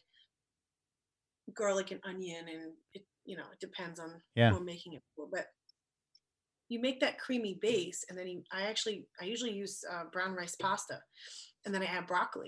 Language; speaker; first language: English; native; English